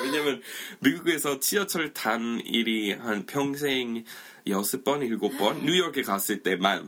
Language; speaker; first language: Korean; non-native, fluent; English